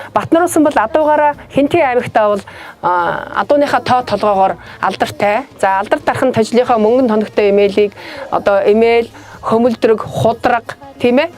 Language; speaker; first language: Mongolian; native; Mongolian